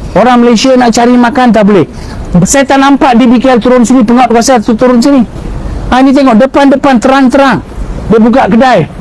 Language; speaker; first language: Malay; native; Malay